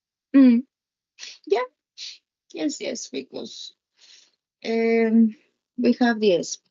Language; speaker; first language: English; non-native, learner; Spanish